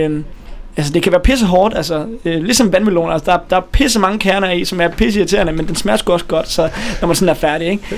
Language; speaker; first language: Danish; native; Danish